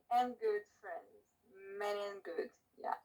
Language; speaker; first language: English; non-native, learner; Portuguese